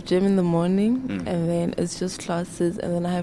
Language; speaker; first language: English; non-native, local second language; Southern Sotho